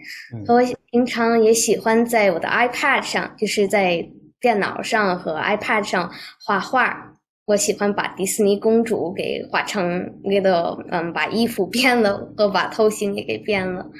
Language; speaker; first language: Chinese; early bilingual, heritage; Chinese